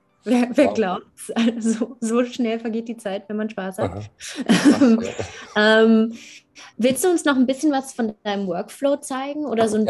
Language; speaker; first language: German; native; German